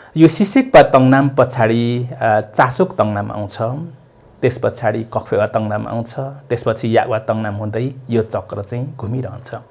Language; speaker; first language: Nepali; non-native, local second language; Limbu